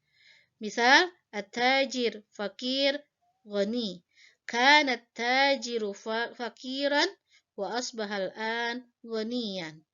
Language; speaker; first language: Arabic; non-native, fluent; Indonesian